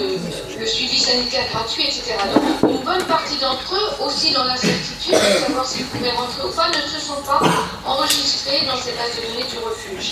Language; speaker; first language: French; native; French